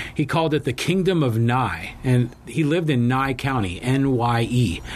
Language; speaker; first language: English; native; English